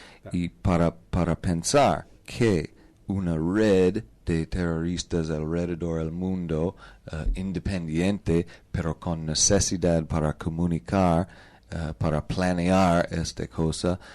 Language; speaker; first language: Spanish; non-native, learner; English